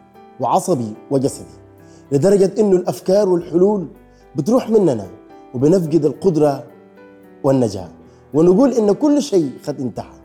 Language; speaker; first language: Arabic; native; Arabic